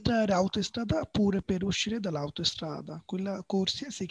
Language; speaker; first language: Italian; non-native, learner; Bangla